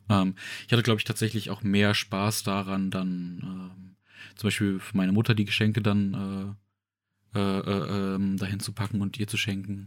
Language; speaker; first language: German; native; German